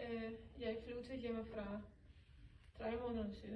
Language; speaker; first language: Danish; non-native, learner; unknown